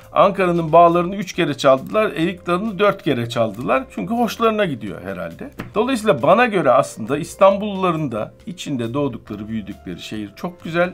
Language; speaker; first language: Turkish; native; Turkish